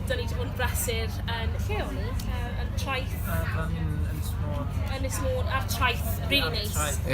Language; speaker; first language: Welsh; non-native, local second language; English